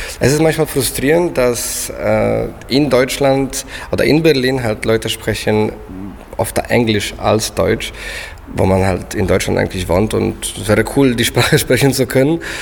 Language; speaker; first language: German; non-native, fluent; Polish